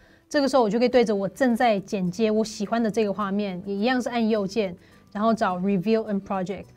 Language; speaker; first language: Chinese; native; Chinese